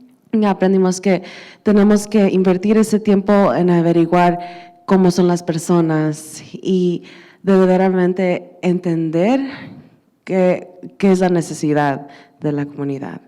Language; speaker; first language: Spanish; early bilingual, heritage; Spanish